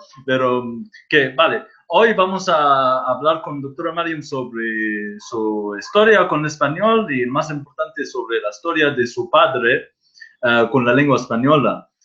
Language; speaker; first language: Spanish; non-native, fluent; Arabic